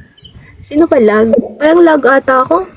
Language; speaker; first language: Filipino; non-native, local second language; Cebuano